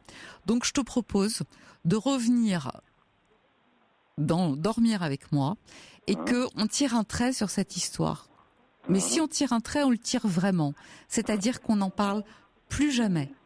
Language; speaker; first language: French; native; French